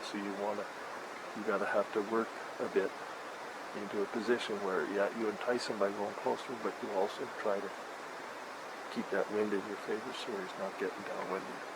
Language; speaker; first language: English; native; English